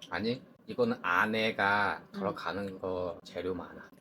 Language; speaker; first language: Korean; non-native, fluent; Chinese